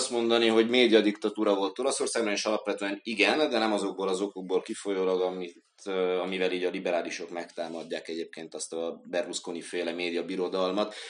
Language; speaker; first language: Hungarian; native; Hungarian